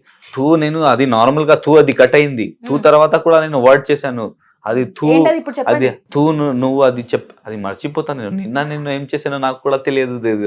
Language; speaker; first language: Telugu; non-native, local second language; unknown